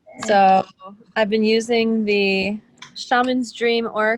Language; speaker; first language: English; native; English